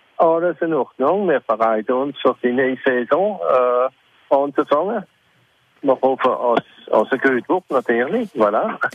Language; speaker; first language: German; non-native, local second language; French